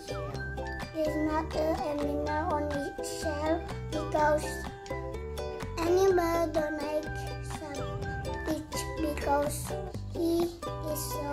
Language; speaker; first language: English; non-native, learner; Indonesian